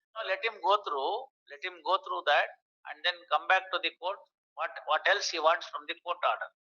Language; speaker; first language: English; non-native, local second language; Kannada